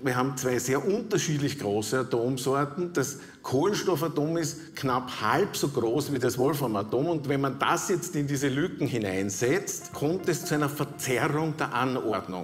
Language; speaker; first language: German; native; German